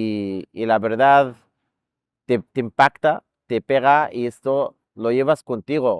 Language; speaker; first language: Spanish; non-native, fluent; Arabic